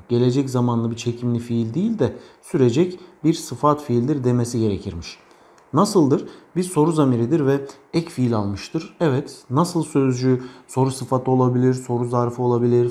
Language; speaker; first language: Turkish; native; Turkish